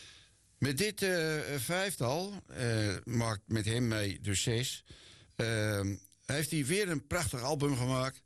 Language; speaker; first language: Dutch; native; Dutch